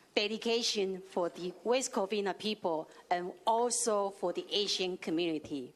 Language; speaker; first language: English; non-native, learner; Chinese